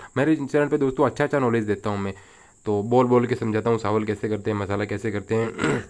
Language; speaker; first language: Hindi; native; Hindi